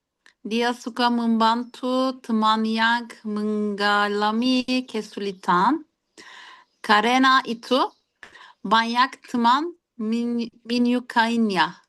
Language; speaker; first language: Indonesian; non-native, learner; Turkish